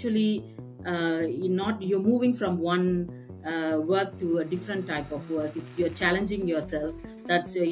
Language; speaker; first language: English; non-native, local second language; Tamil